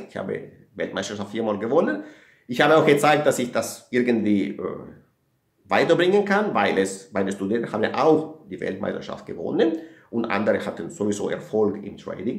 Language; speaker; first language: German; non-native, fluent; Italian